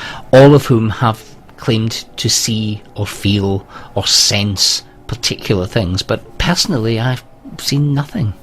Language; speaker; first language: English; native; English